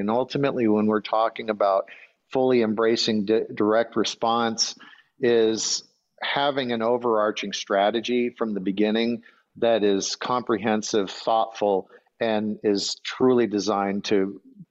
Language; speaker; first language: English; native; English